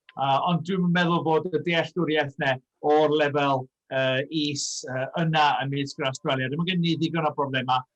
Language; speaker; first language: Welsh; early bilingual, heritage; Welsh